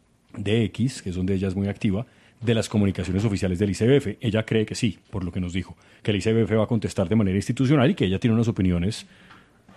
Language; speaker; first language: Spanish; native; Spanish